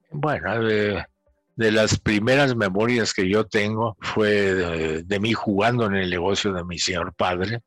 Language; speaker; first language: Spanish; native; Spanish